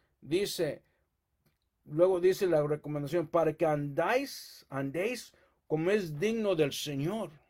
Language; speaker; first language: Spanish; early bilingual, heritage; Spanish